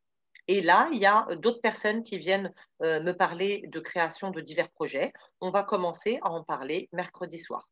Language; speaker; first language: French; native; French